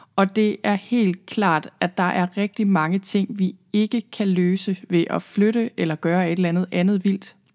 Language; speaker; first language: Danish; native; Danish